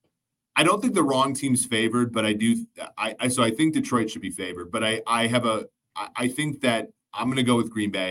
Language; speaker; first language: English; native; English